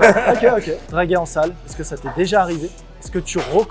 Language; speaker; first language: French; native; French